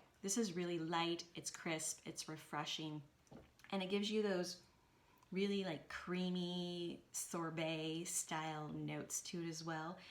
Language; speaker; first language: English; native; English